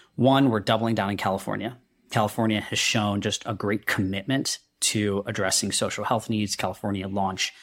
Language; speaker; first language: English; non-native, local second language; Hindi